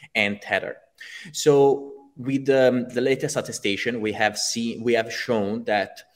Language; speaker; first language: English; non-native, fluent; Italian